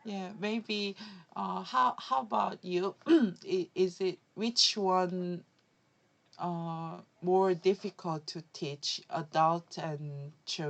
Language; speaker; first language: English; non-native, learner; Korean